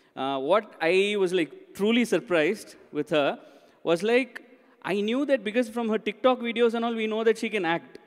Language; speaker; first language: English; non-native, local second language; Tamil